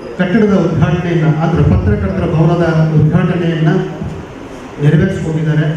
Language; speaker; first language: Kannada; native; Kannada